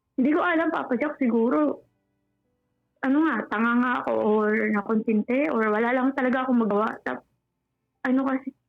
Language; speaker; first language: Filipino; native; Filipino